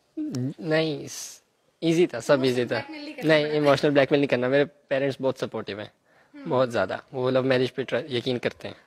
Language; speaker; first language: Urdu; early bilingual, heritage; Urdu